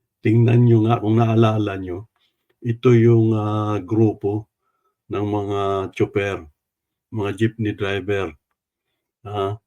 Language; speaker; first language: Filipino; non-native, local second language; Cebuano